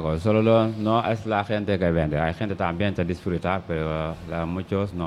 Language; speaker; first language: Spanish; non-native, learner; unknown